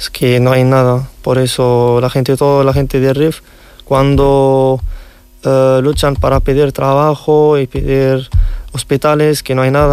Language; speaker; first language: Spanish; non-native, learner; Riffian